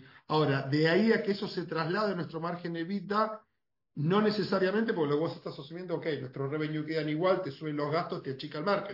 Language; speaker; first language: Spanish; native; Spanish